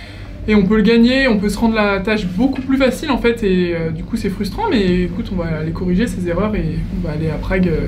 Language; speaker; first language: French; native; French